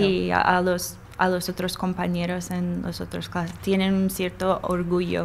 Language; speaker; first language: Spanish; non-native, learner; English